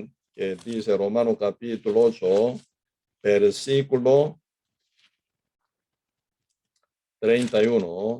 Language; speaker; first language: Spanish; non-native, fluent; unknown